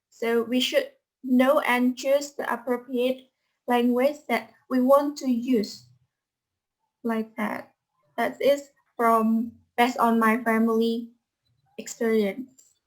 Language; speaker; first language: English; non-native, fluent; Indonesian